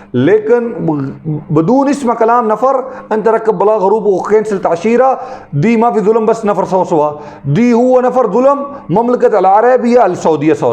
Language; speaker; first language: Arabic; non-native, learner; Urdu